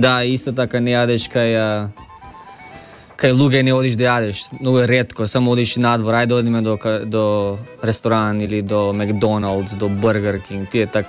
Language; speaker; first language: Macedonian; early bilingual, heritage; Macedonian